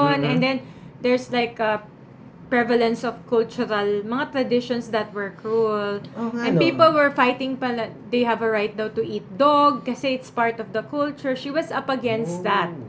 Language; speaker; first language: English; non-native, local second language; Filipino